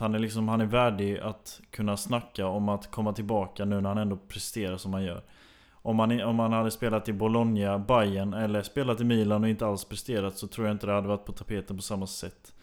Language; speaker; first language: Swedish; native; Swedish